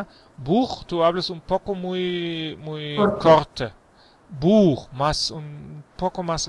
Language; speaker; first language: Spanish; non-native, learner; German